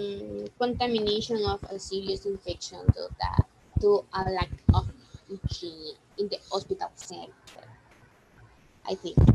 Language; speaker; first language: English; non-native, learner; Spanish